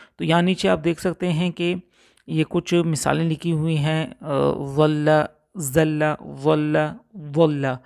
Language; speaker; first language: Urdu; non-native, local second language; Punjabi